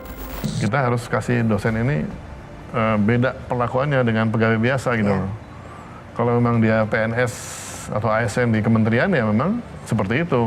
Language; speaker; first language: Indonesian; native; Indonesian